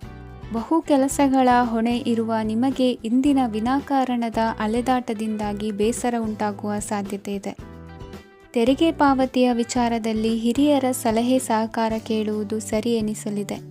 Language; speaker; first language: Kannada; native; Kannada